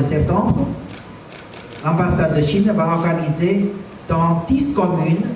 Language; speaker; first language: French; non-native, fluent; Chinese